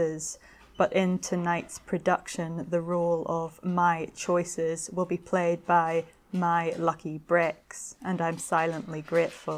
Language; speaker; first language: English; native; English